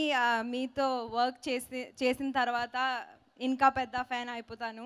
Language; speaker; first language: Telugu; non-native, local second language; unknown